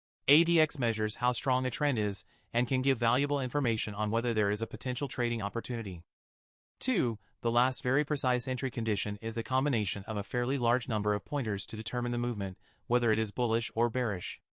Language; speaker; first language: English; non-native, fluent; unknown